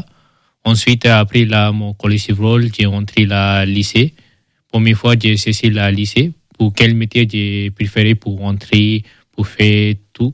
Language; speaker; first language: French; early bilingual, other home language; Malay